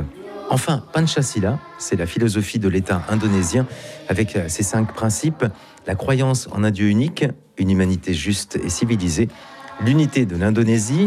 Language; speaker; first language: French; native; French